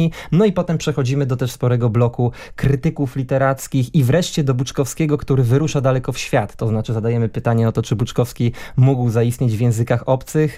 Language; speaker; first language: Polish; native; Polish